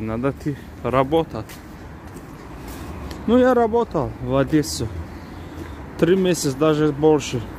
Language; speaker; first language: Russian; non-native, learner; Azerbaijani